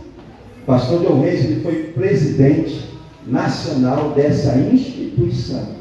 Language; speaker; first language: Portuguese; native; Portuguese